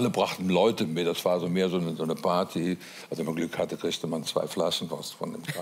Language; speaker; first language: German; native; German